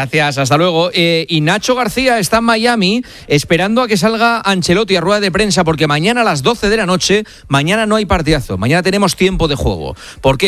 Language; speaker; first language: Spanish; native; Spanish